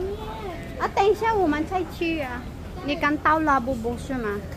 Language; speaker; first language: Chinese; non-native, learner; Filipino